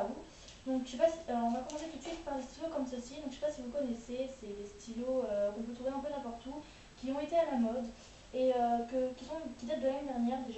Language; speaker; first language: French; native; French